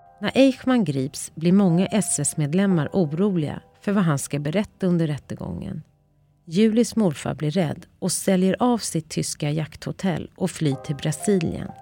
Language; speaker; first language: Swedish; native; Swedish